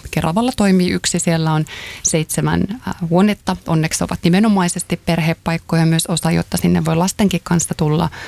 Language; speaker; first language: Finnish; native; Finnish